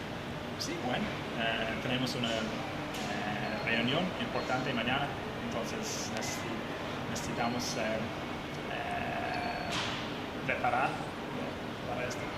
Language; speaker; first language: Spanish; non-native, learner; English